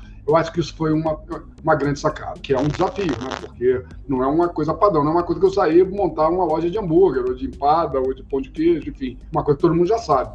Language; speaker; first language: Portuguese; native; Portuguese